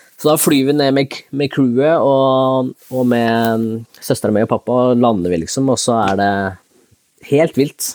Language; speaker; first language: Norwegian; early bilingual, other home language; Spanish